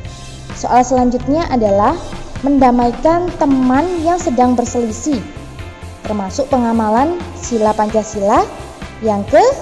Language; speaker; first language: Indonesian; native; Indonesian